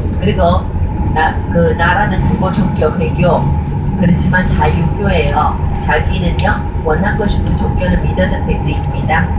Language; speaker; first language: Korean; non-native, learner; Chinese